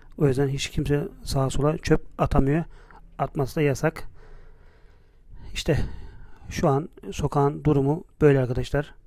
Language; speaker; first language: Turkish; native; Turkish